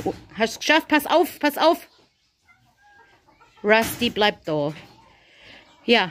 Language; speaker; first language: German; native; German